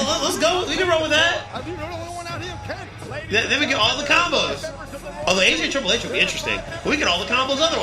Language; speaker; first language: English; native; English